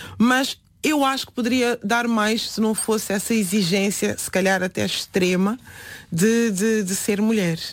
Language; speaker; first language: Portuguese; non-native, local second language; Upper Guinea Crioulo